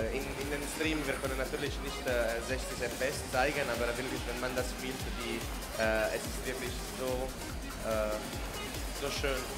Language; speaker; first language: German; non-native, fluent; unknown